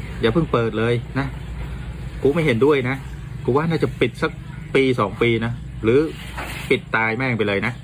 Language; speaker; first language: Thai; native; Thai